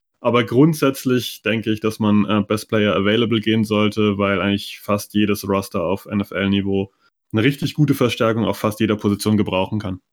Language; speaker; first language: German; native; German